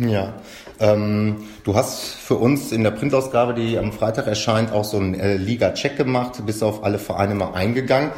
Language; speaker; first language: German; native; German